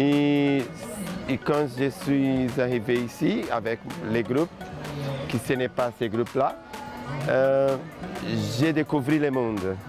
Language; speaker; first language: French; non-native, fluent; Portuguese